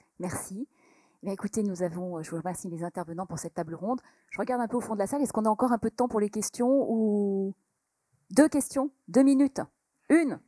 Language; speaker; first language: French; native; French